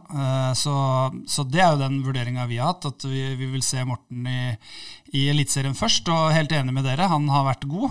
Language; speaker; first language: Norwegian; native; Norwegian